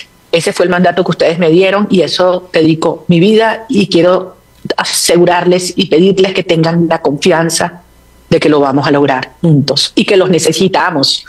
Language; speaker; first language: Spanish; native; Spanish